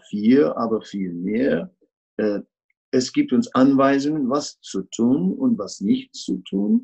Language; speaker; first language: German; non-native, fluent; Dutch